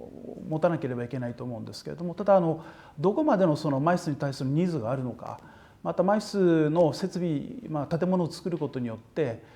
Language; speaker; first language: Japanese; native; Japanese